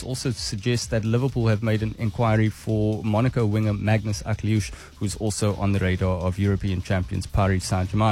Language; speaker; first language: English; native; English